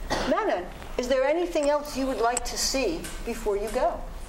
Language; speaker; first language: English; native; English